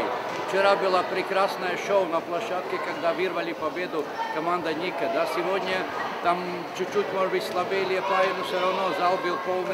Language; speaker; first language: Russian; non-native, fluent; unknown